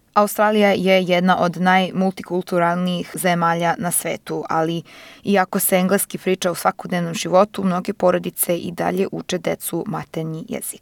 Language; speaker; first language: Serbian; early bilingual, heritage; Serbian